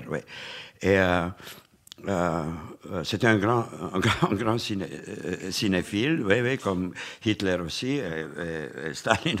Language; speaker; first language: French; non-native, fluent; Romanian